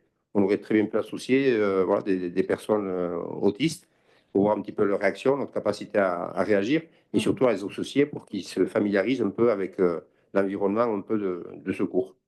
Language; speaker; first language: French; native; French